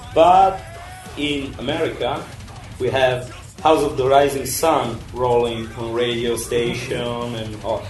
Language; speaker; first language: English; non-native, fluent; Italian